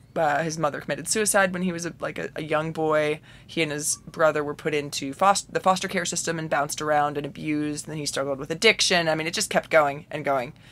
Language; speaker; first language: English; native; English